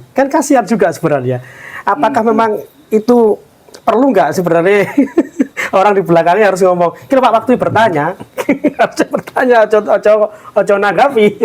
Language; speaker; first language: Indonesian; non-native, local second language; Javanese